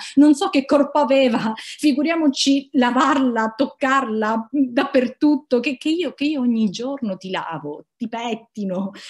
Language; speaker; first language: Italian; native; Italian